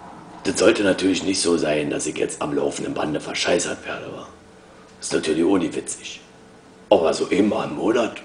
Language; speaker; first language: German; native; German